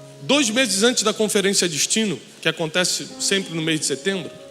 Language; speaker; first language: Portuguese; native; Portuguese